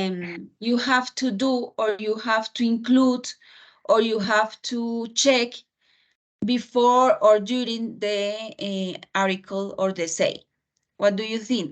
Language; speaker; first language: English; non-native, fluent; Spanish